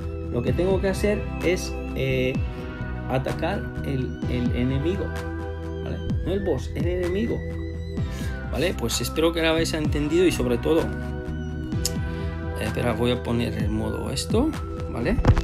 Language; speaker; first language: Spanish; native; Spanish